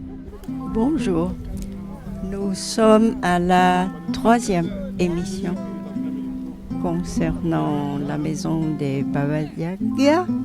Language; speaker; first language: French; non-native, fluent; Vietnamese